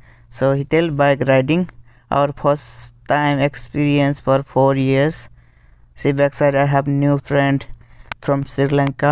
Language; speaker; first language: English; non-native, learner; Nepali